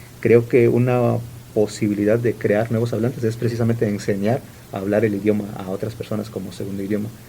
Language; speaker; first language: Spanish; non-native, local second language; Zapotec